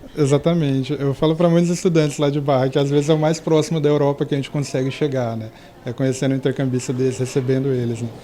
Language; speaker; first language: Portuguese; native; Portuguese